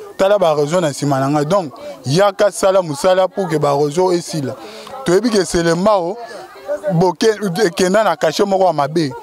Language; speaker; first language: Lingala; native; Lingala